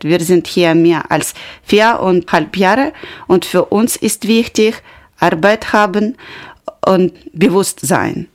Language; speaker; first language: German; non-native, learner; Ukrainian